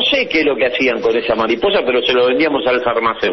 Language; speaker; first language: Spanish; native; Spanish